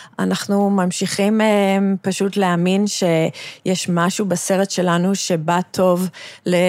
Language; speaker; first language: Hebrew; early bilingual, other home language; English